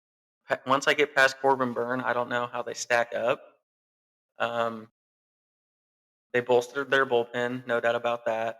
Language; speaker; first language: English; native; English